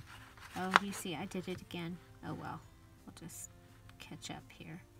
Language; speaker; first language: English; native; English